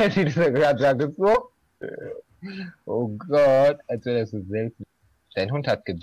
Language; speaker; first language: German; native; German